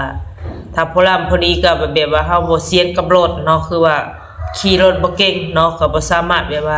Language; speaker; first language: Thai; non-native, local second language; Lao